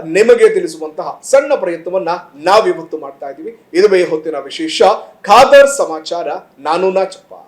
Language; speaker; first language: Kannada; native; Kannada